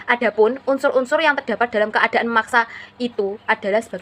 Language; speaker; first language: Indonesian; native; Indonesian